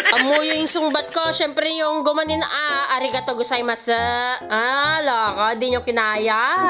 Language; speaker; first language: Filipino; native; Filipino